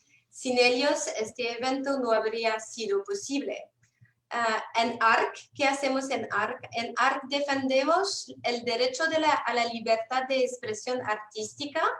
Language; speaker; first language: Spanish; non-native, fluent; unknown